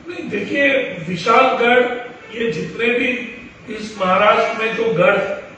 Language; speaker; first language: Hindi; non-native, local second language; Marathi